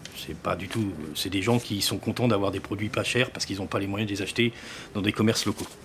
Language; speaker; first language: French; native; French